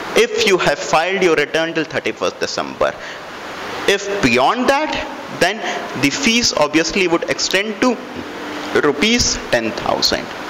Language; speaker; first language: English; non-native, local second language; Hindi